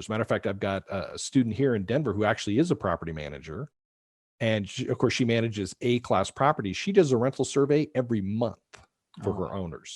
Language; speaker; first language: English; native; English